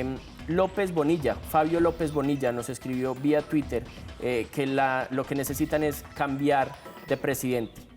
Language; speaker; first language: Spanish; native; Spanish